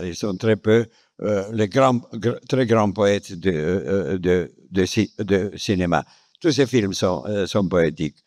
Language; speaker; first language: French; non-native, fluent; Romanian